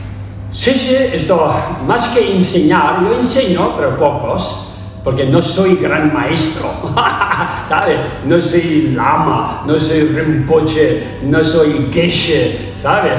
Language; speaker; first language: Spanish; non-native, learner; Tibetan